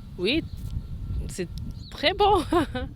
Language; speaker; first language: French; non-native, learner; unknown